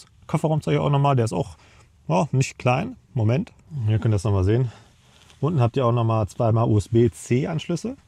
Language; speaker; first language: German; native; German